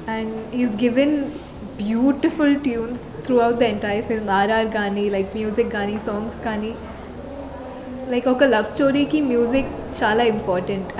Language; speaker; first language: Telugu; non-native, learner; Tulu